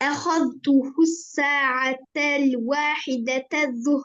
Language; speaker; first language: Arabic; non-native, learner; Albanian